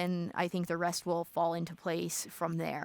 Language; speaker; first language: English; native; English